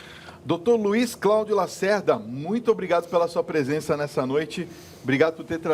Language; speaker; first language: Portuguese; native; Portuguese